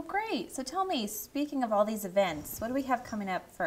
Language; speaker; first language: English; native; English